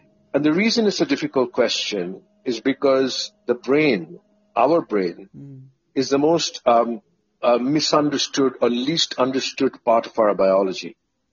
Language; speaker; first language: English; non-native, local second language; Bangla